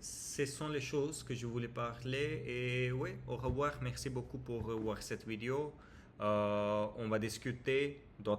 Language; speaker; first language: French; non-native, learner; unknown